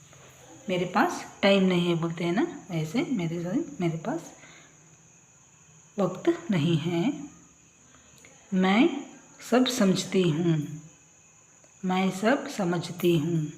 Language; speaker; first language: Hindi; non-native, local second language; Kannada